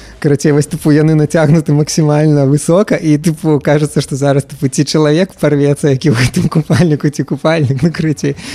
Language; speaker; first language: Belarusian; non-native, local second language; Russian